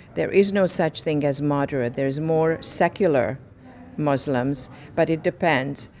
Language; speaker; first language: English; non-native, fluent; Hungarian